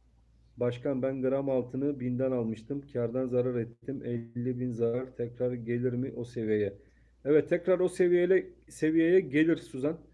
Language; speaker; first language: Turkish; native; Turkish